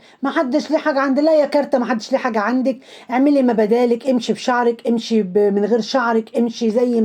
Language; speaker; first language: Arabic; native; Arabic